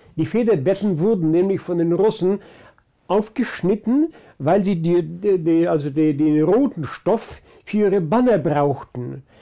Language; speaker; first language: German; early bilingual, other home language; Polish